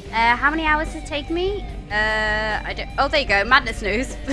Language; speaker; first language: English; native; English